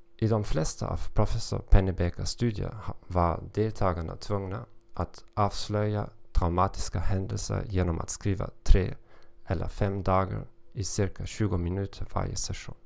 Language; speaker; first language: Swedish; non-native, learner; German